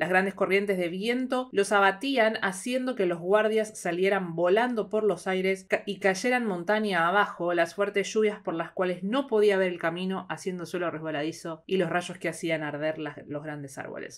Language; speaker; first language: Spanish; native; Spanish